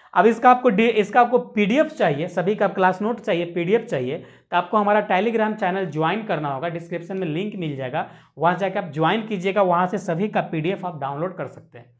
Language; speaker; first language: Hindi; native; Hindi